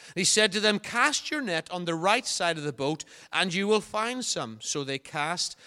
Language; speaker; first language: English; native; English